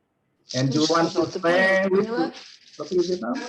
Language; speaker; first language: English; non-native, fluent; Vietnamese